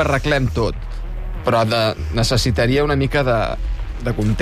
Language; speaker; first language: Catalan; native; Catalan